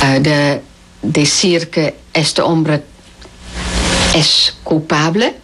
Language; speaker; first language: Spanish; non-native, learner; Dutch